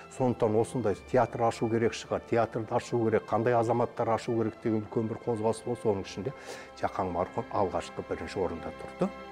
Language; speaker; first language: Kazakh; native; Kazakh